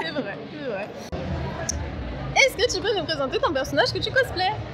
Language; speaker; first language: French; native; French